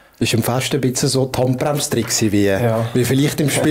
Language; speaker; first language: German; native; German